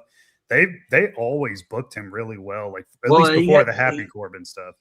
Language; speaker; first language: English; native; English